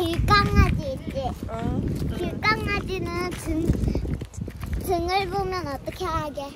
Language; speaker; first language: Korean; non-native, local second language; Filipino